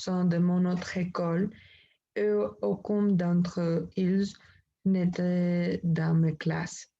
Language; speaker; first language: French; non-native, learner; Spanish